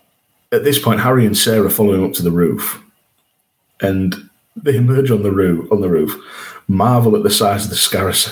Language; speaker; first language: English; native; English